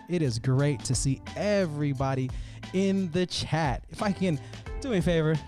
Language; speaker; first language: English; native; English